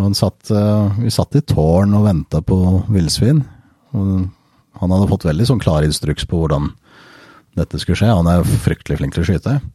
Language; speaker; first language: Norwegian; early bilingual, heritage; Norwegian